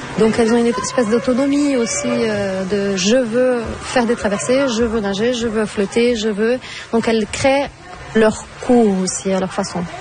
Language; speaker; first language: French; non-native, fluent; Portuguese